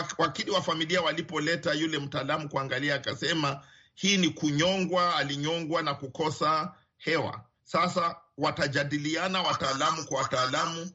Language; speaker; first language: Swahili; non-native, local second language; Luyia